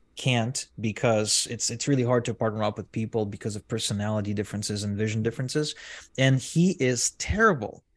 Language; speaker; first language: English; non-native, fluent; Hebrew